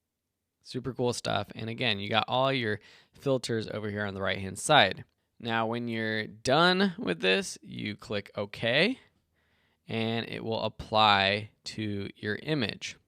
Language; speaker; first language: English; native; English